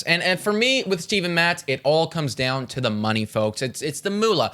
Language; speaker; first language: English; native; English